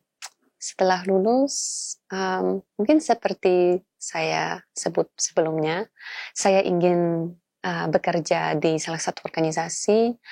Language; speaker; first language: Indonesian; non-native, fluent; Polish